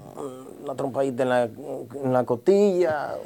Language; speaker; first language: Spanish; early bilingual, heritage; Spanish